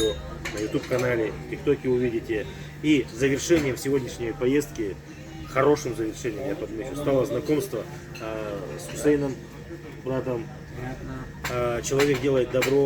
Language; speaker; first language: Russian; native; Russian